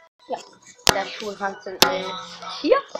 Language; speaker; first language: German; early bilingual, other home language; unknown